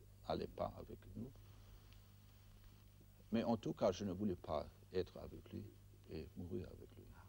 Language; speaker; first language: French; non-native, fluent; German